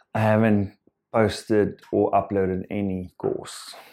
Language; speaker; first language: English; non-native, local second language; Afrikaans